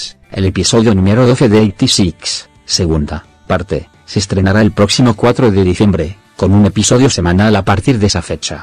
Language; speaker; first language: Spanish; native; Spanish